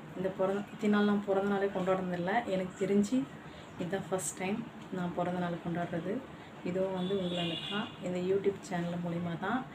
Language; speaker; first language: Tamil; native; Tamil